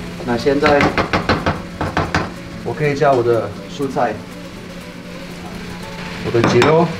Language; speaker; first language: Chinese; non-native, fluent; French